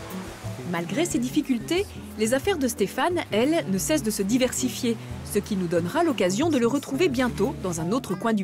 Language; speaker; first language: French; native; French